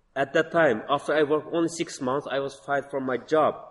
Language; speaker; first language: English; non-native, learner; Uyghur